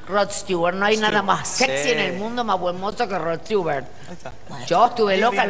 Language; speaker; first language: Spanish; native; Spanish